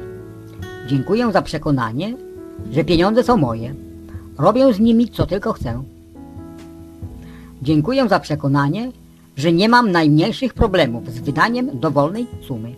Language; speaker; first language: Polish; native; Polish